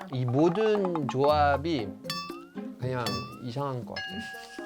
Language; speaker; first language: Korean; non-native, fluent; French